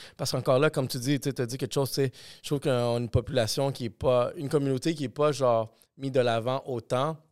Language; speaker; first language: French; native; French